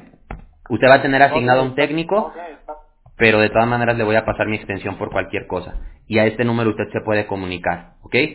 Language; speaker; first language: Spanish; native; Spanish